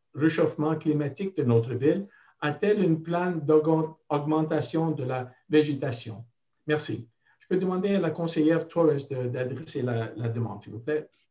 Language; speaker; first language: French; non-native, local second language; English